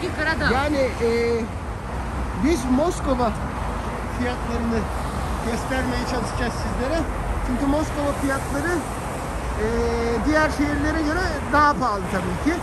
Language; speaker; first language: Turkish; native; Turkish